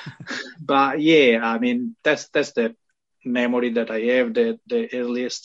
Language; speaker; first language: English; non-native, fluent; Italian